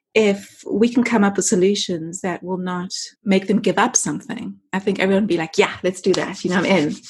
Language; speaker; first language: English; native; English